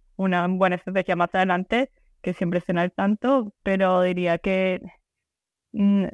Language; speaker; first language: Spanish; early bilingual, heritage; Spanish